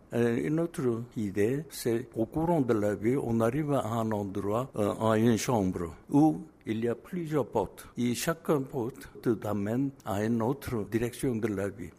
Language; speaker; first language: French; non-native, fluent; Korean